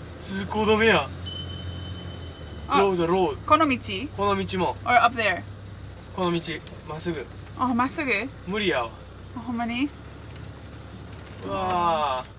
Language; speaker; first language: Japanese; native; Japanese